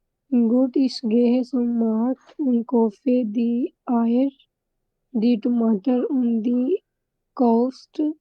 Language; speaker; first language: German; non-native, learner; Urdu